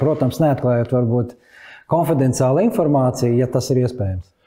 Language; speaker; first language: Latvian; native; Latvian